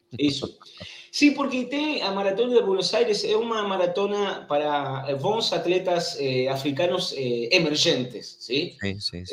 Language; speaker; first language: Portuguese; non-native, learner; Spanish